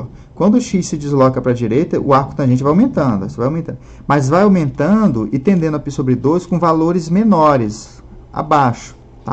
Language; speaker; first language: Portuguese; native; Portuguese